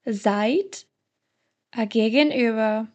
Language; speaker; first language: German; non-native, fluent; Slovak